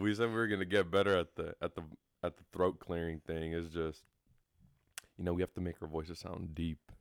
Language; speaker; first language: English; early bilingual, other home language; Spanish